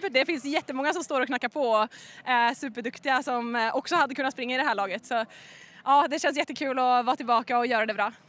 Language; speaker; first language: Swedish; native; Swedish